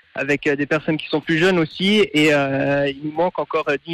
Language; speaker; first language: French; native; French